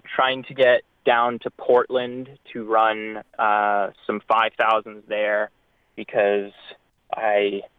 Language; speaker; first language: English; native; English